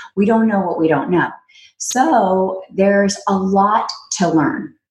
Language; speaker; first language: English; native; English